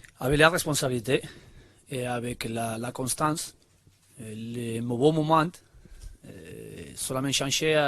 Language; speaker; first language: French; non-native, learner; Spanish